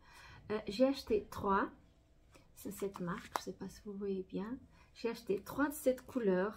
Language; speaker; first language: French; non-native, fluent; Portuguese